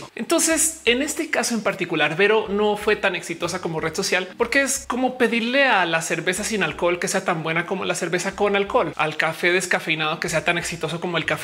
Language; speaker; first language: Spanish; native; Spanish